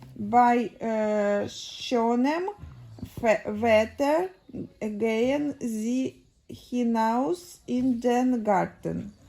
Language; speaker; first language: German; non-native, learner; Ukrainian